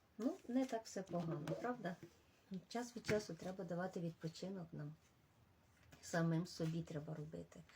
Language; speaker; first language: Ukrainian; non-native, local second language; Russian